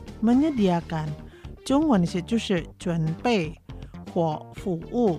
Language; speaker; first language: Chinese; non-native, learner; Indonesian